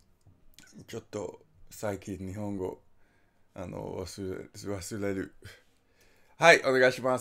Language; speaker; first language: Japanese; non-native, learner; English